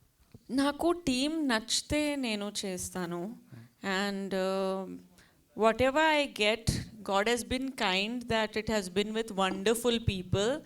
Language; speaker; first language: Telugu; non-native, fluent; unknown